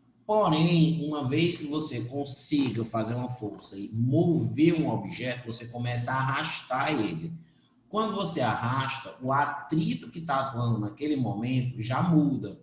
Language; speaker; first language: Portuguese; native; Portuguese